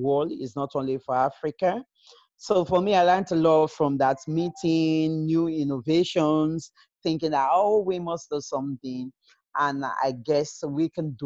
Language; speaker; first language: English; non-native, local second language; Krio